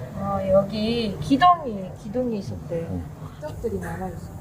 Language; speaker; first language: Korean; non-native, fluent; Kazakh